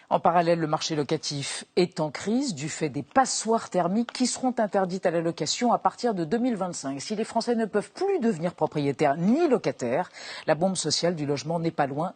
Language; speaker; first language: French; native; French